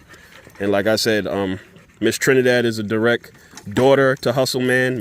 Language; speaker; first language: English; native; English